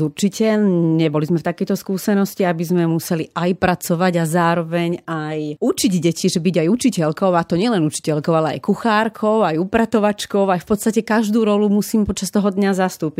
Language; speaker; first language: Slovak; native; Slovak